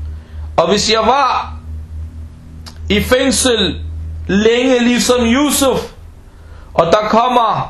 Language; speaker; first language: Danish; early bilingual, other home language; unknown